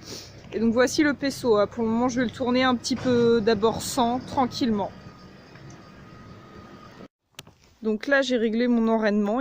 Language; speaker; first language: French; native; French